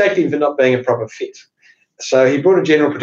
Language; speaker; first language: English; native; English